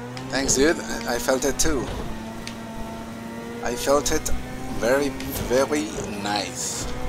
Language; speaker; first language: English; non-native, fluent; Spanish